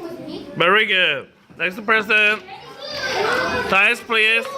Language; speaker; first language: English; non-native, fluent; Korean